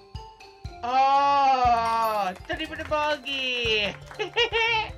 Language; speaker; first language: Japanese; non-native, learner; Spanish